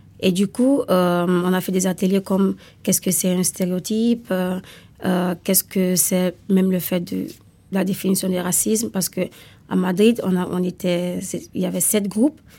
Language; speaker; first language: French; non-native, fluent; Italian